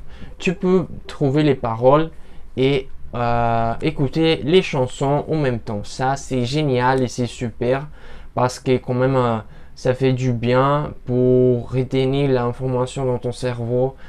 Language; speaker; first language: French; non-native, learner; Portuguese